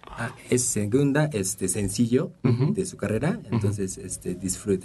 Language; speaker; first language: Spanish; non-native, fluent; Japanese